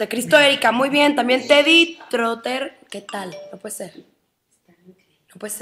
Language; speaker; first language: Spanish; native; Spanish